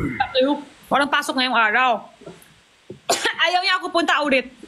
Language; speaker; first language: Filipino; non-native, learner; Chinese